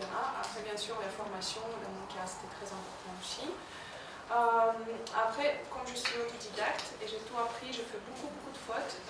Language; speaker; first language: French; non-native, fluent; Russian